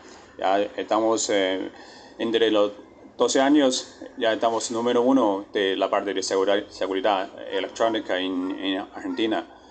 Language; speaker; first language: Spanish; non-native, learner; Chinese